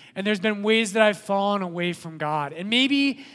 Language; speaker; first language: English; native; English